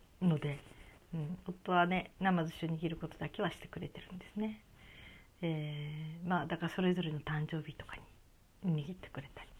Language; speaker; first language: Japanese; native; Japanese